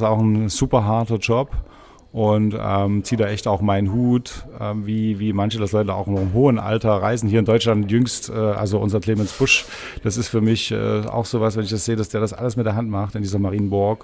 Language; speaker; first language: German; native; German